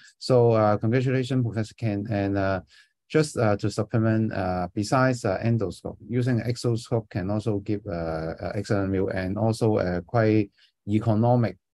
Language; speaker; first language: English; non-native, fluent; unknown